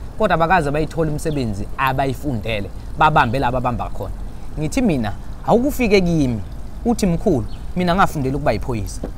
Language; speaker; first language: Zulu; native; Zulu